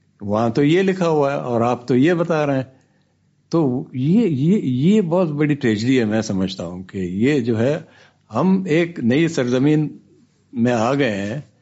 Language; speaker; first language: Urdu; non-native, local second language; Baluchi